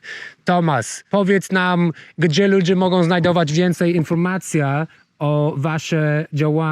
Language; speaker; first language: Polish; non-native, fluent; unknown